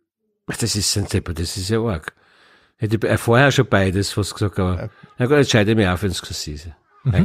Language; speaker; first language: German; native; German